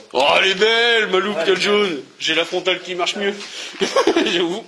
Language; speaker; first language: French; native; French